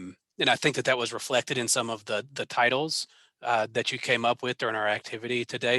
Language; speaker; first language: English; native; English